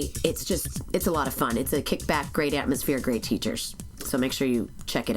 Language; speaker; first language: English; native; English